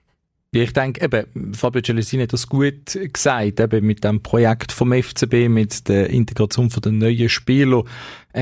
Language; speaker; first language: German; native; German